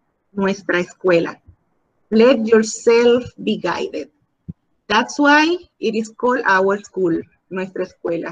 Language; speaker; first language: English; non-native, learner; Spanish